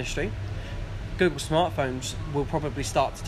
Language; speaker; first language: English; native; English